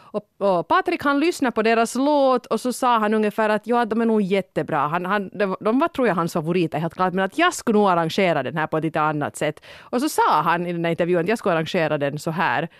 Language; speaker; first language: Swedish; native; Swedish